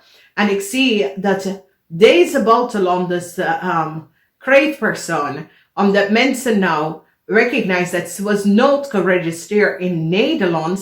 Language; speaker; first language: Dutch; non-native, learner; English